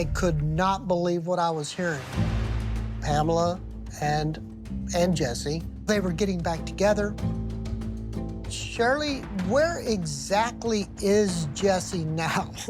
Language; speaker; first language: English; native; English